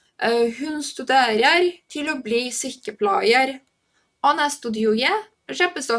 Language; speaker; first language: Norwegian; non-native, fluent; Polish